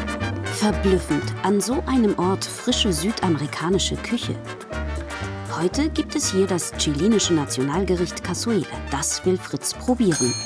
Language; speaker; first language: German; native; German